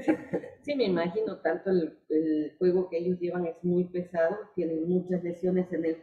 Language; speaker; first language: Spanish; native; Spanish